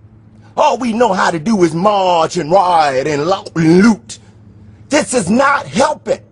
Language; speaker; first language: English; native; English